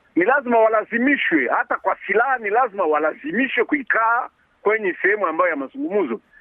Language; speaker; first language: Swahili; native; Swahili